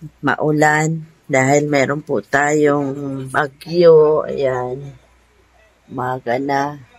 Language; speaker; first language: Filipino; non-native, local second language; Bikol